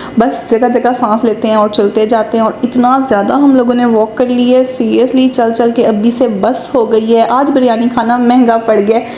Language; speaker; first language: Urdu; native; Urdu